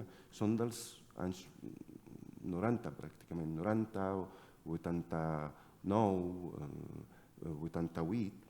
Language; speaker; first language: Catalan; non-native, fluent; Arabic